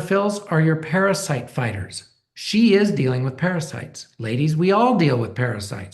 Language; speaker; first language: English; native; English